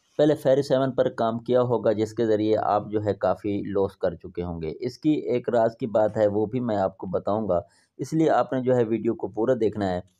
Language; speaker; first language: Urdu; non-native, local second language; Punjabi